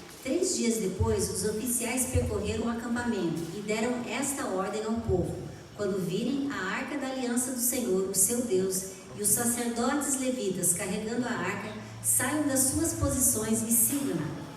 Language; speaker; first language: Portuguese; native; Portuguese